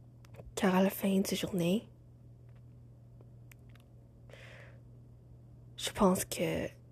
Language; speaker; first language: French; non-native, learner; English